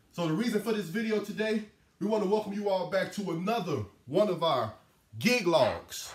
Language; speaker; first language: English; native; English